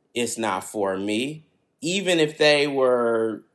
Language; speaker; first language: English; native; English